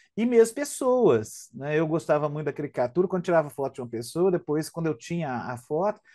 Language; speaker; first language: Portuguese; native; Portuguese